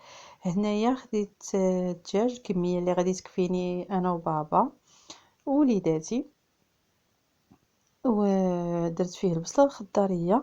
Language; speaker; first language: Arabic; native; Arabic